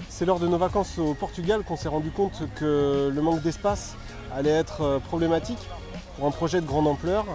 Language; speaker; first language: French; native; French